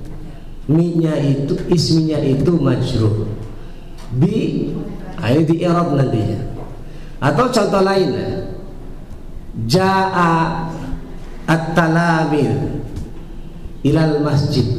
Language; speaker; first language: Indonesian; native; Indonesian